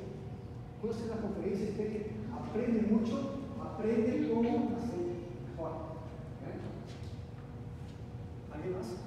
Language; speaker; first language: Spanish; non-native, learner; Portuguese